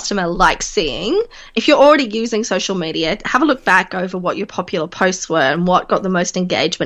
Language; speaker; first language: English; native; English